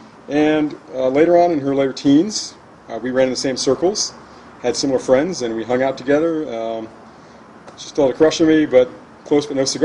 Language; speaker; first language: English; native; English